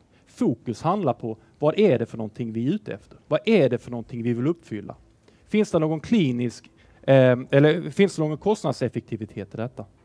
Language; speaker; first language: Swedish; native; Swedish